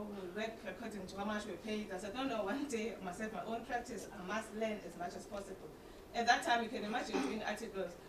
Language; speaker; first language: English; non-native, local second language; Xhosa